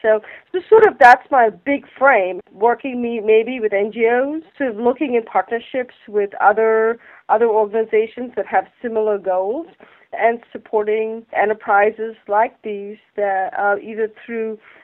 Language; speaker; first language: English; non-native, local second language; Bangla